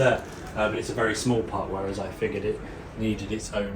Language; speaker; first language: English; native; English